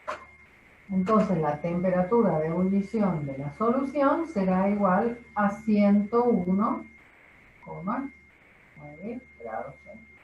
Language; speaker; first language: Spanish; native; Spanish